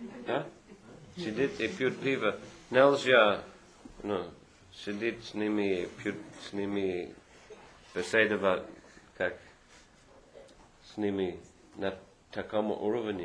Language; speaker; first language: Russian; non-native, fluent; English